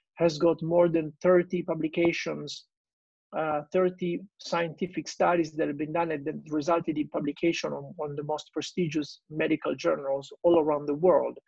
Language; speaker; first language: English; non-native, fluent; Italian